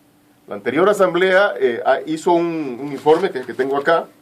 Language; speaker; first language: Spanish; native; Spanish